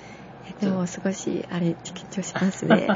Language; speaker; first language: Japanese; non-native, fluent; Chinese